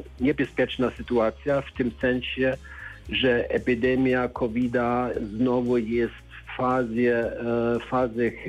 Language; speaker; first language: Polish; non-native, learner; German